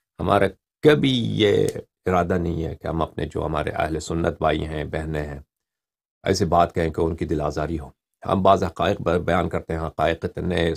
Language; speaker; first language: Urdu; non-native, fluent; Persian